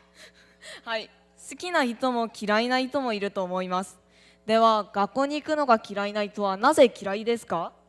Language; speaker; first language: Japanese; non-native, learner; Korean